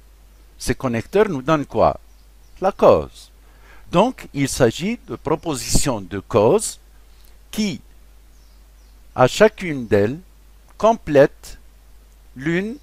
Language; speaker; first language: French; non-native, local second language; Arabic